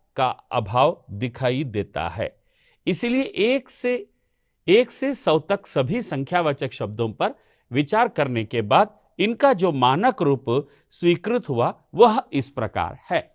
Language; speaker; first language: Hindi; non-native, local second language; Telugu